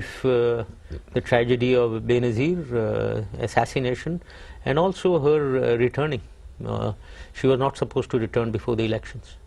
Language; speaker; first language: English; non-native, local second language; Urdu